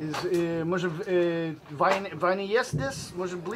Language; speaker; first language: Russian; non-native, learner; English